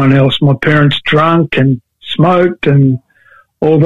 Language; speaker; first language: English; native; English